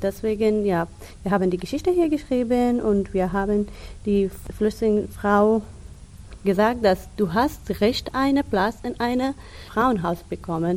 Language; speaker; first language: German; non-native, learner; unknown